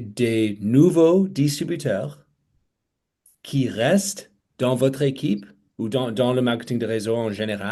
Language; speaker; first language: French; non-native, fluent; English